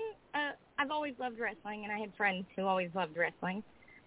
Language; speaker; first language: English; native; English